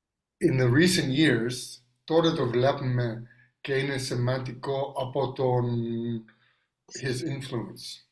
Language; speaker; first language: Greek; non-native, learner; English